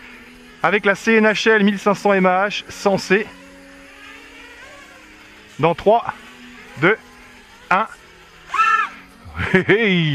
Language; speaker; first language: French; native; French